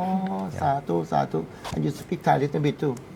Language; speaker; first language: English; non-native, learner; Thai